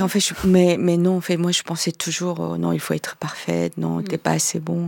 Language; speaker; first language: French; non-native, fluent; Korean